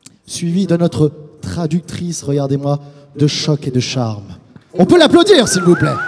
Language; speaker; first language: French; native; French